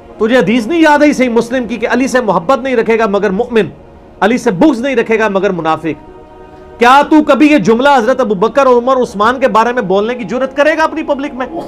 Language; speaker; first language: Urdu; non-native, local second language; Punjabi